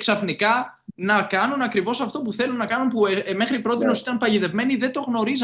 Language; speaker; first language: Greek; native; Greek